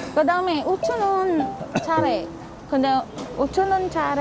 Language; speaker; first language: Korean; non-native, learner; Filipino